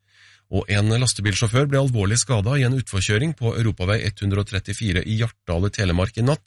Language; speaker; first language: Norwegian; native; Norwegian